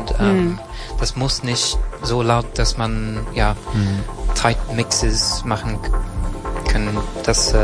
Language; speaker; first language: German; non-native, learner; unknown